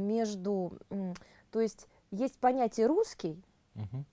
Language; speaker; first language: Russian; native; Russian